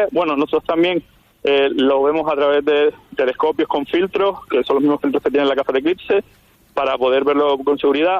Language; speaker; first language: Spanish; non-native, local second language; Catalan